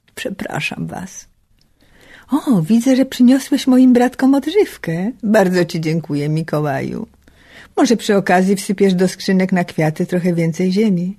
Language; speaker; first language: Polish; native; Polish